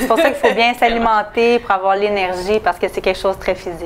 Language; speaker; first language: French; native; French